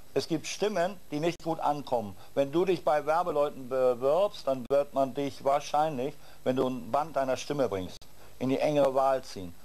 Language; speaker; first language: German; native; German